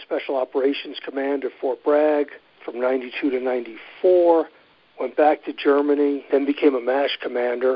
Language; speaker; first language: English; native; English